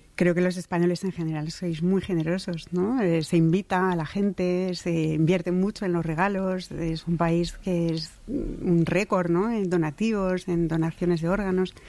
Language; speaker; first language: Spanish; non-native, fluent; French